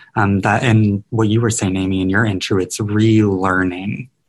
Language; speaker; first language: English; native; English